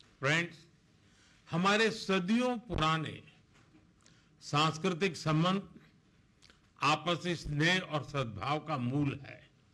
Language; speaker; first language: Hindi; non-native, local second language; Gujarati